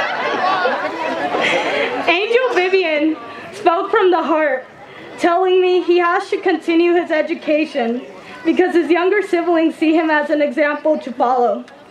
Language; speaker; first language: English; early bilingual, other home language; Spanish